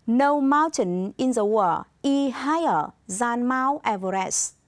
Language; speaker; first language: English; non-native, fluent; Vietnamese